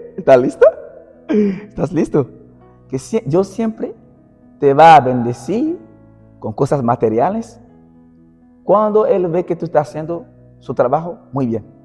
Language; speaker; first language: Spanish; non-native, fluent; Portuguese